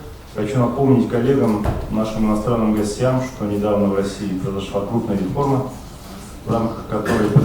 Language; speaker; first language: Russian; native; Russian